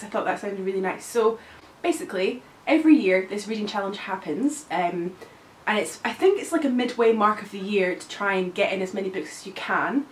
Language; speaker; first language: English; native; English